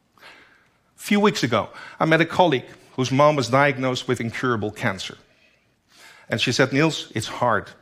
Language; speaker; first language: English; non-native, fluent; Dutch